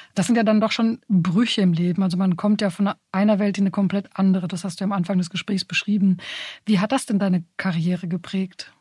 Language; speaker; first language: German; native; German